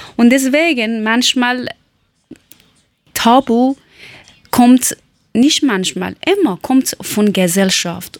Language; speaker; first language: German; non-native, learner; Persian